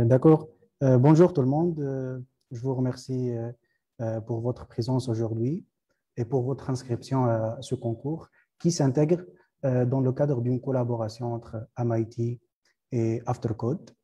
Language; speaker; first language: French; non-native, local second language; Arabic